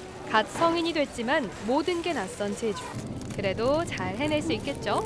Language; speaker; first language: Korean; native; Korean